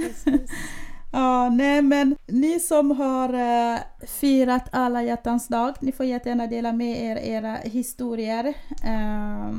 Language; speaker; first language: Swedish; early bilingual, other home language; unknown